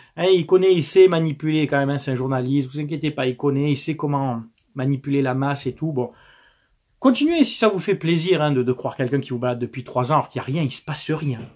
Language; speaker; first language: French; native; French